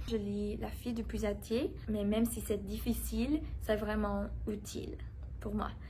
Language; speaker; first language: French; non-native, learner; English